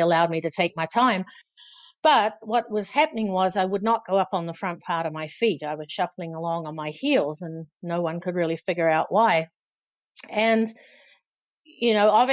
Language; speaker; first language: English; native; English